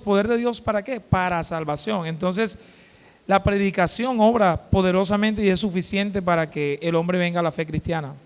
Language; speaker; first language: Spanish; native; Spanish